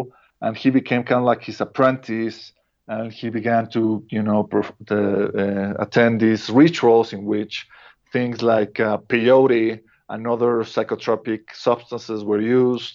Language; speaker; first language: English; non-native, fluent; Spanish